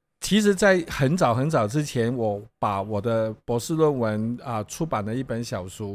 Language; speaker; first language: Chinese; non-native, local second language; Cantonese